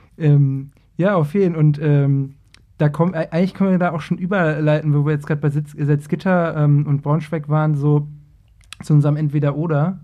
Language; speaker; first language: German; native; German